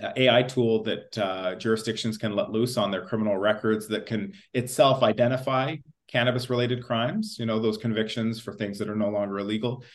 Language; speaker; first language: English; native; English